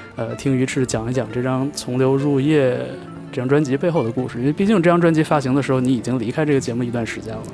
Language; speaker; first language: Chinese; native; Chinese